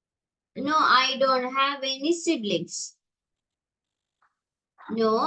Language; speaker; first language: English; non-native, local second language; Tamil